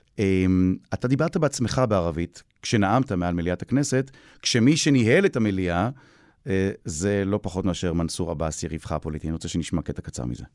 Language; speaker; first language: Hebrew; native; Hebrew